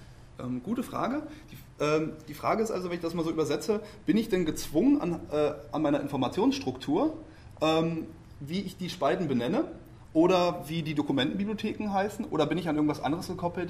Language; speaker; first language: German; native; German